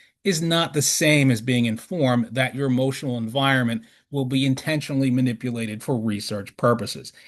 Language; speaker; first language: English; native; English